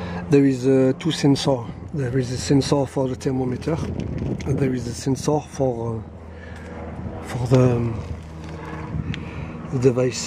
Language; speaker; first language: English; non-native, learner; French